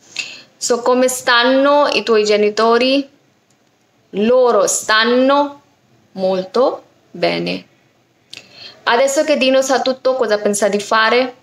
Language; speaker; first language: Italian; non-native, fluent; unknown